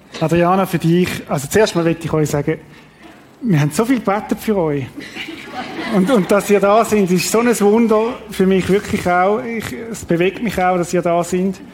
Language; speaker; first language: German; native; German